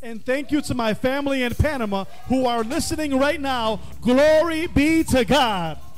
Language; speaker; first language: English; non-native, local second language; Spanish